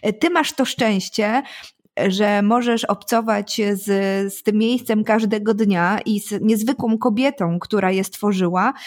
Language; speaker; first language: Polish; native; Polish